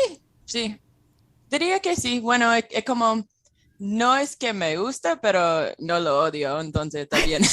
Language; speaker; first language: Spanish; non-native, fluent; English